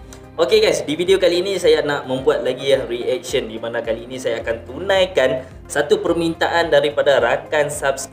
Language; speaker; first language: Malay; native; Malay